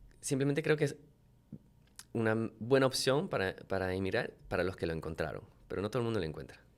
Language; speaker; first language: Spanish; early bilingual, other home language; French